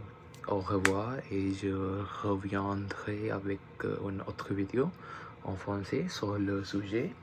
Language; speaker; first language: French; non-native, learner; Punjabi